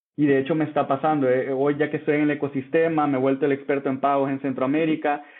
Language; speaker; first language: Spanish; native; Spanish